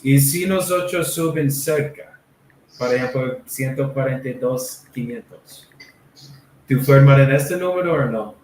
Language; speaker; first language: Spanish; non-native, learner; English